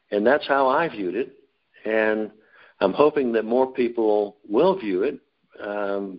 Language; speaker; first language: English; native; English